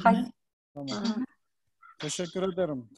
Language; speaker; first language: Turkish; non-native, fluent; Kyrgyz